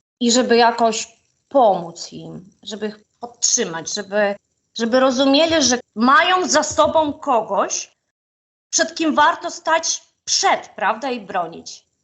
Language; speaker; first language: Polish; non-native, fluent; Ukrainian